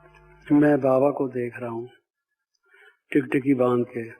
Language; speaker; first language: Hindi; native; Hindi